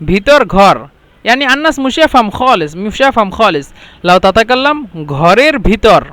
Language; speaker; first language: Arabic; non-native, fluent; Bangla